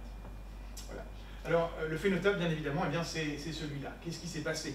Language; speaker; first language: French; native; French